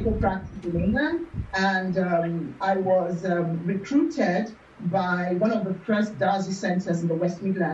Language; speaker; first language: English; non-native, local second language; Yoruba